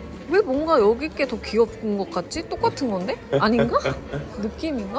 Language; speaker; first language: Korean; native; Korean